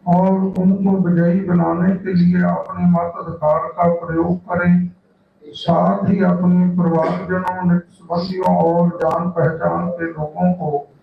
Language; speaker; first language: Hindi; non-native, local second language; Punjabi